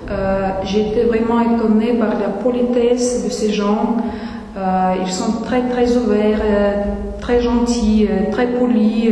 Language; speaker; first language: French; non-native, fluent; Russian